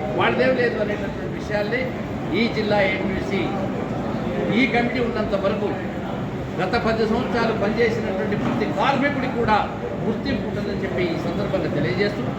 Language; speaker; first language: Telugu; native; Telugu